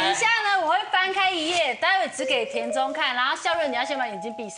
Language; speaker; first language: Chinese; non-native, fluent; Thai